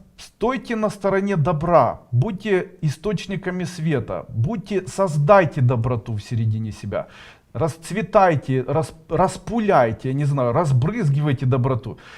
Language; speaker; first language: Russian; native; Russian